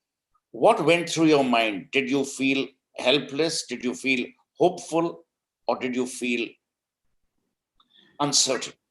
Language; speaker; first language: English; non-native, local second language; Hindi